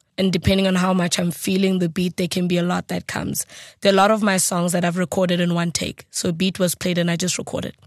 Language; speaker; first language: English; non-native, local second language; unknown